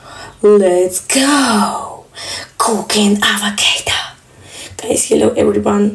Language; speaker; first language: English; non-native, learner; Russian